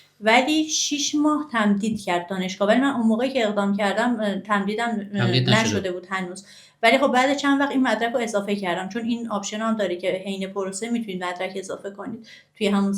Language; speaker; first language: Persian; native; Persian